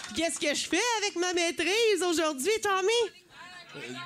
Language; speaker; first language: French; native; French